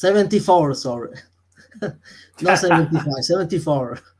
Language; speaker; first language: English; non-native, learner; Italian